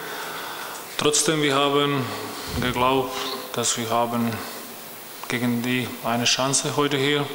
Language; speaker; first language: German; non-native, fluent; Croatian